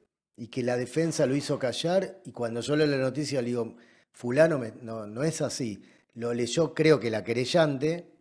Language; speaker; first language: Spanish; native; Spanish